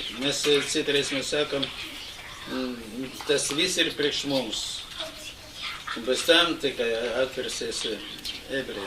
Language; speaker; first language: Latvian; non-native, local second language; Russian